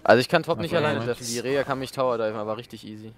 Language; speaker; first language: German; native; German